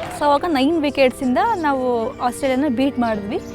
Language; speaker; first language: Kannada; native; Kannada